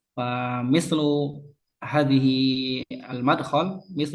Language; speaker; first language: Arabic; non-native, local second language; Indonesian